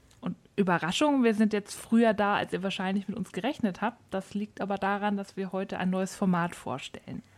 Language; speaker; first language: German; native; German